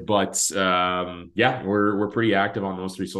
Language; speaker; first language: English; native; English